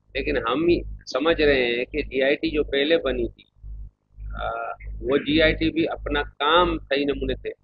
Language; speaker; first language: Urdu; non-native, local second language; Sindhi